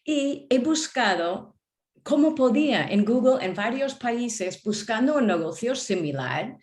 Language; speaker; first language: Spanish; non-native, fluent; English